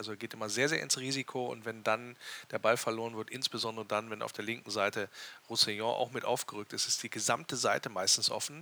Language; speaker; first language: German; native; German